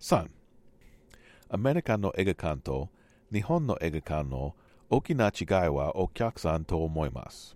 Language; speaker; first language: Japanese; non-native, learner; English